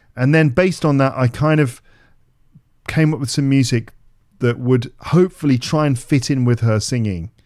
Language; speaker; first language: English; native; English